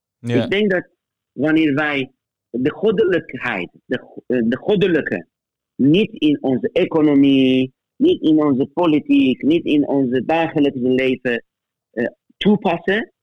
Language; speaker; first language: Dutch; non-native, fluent; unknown